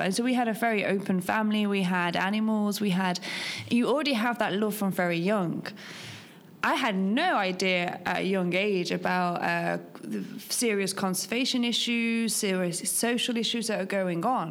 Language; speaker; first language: English; native; English